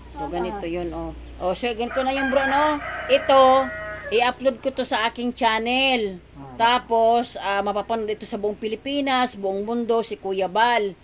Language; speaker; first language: Filipino; non-native, local second language; Masbatenyo